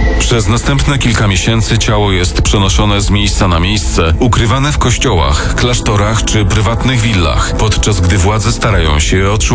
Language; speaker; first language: Polish; native; Polish